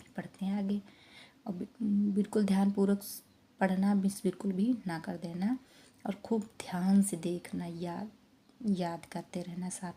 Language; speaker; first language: Hindi; native; Hindi